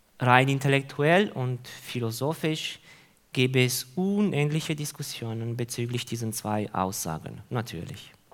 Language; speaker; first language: German; non-native, fluent; Hungarian